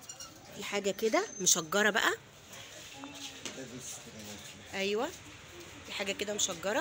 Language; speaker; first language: Arabic; native; Arabic